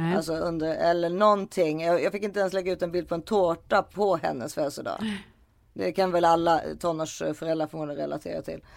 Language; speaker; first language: Swedish; native; Swedish